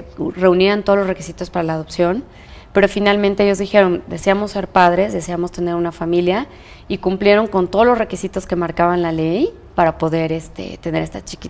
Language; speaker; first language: Spanish; native; Spanish